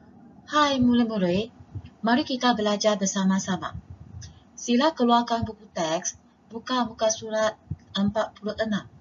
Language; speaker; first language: Indonesian; non-native, local second language; Chinese